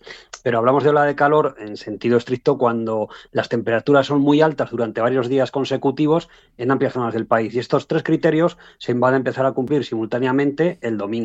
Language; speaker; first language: Spanish; native; Spanish